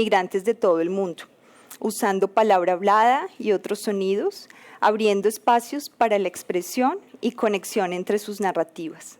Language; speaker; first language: Spanish; native; Spanish